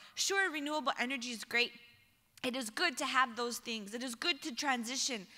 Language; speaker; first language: English; native; English